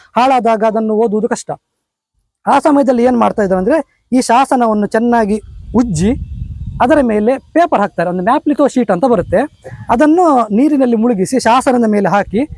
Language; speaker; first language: Kannada; non-native, local second language; Konkani